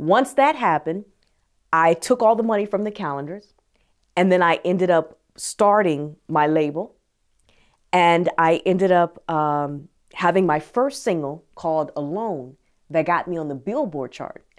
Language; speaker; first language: English; native; English